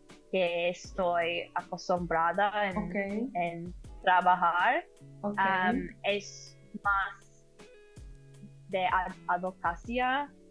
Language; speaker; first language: Spanish; non-native, learner; English